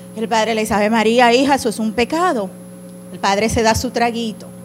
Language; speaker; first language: Spanish; early bilingual, heritage; Spanish